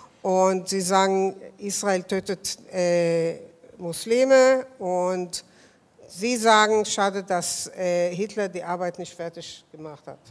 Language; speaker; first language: German; non-native, fluent; Hebrew